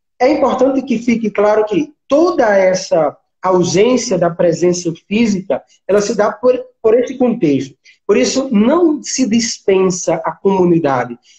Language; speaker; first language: Portuguese; native; Portuguese